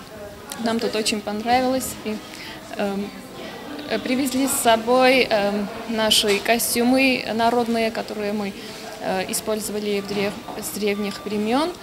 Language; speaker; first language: Russian; non-native, fluent; Armenian